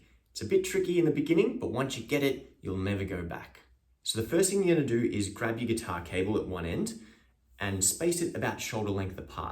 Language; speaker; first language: English; native; English